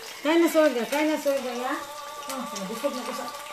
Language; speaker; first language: German; non-native, learner; Cebuano